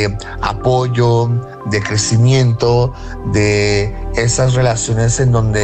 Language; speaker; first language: Spanish; native; Spanish